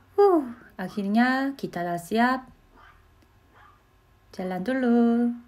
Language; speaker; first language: Malay; non-native, learner; Korean